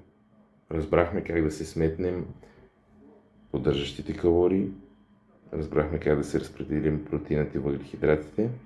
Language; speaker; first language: Bulgarian; native; Bulgarian